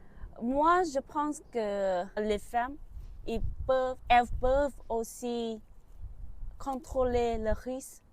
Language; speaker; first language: French; non-native, learner; Vietnamese